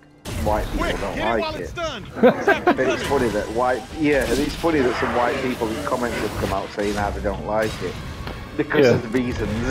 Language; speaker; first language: English; native; English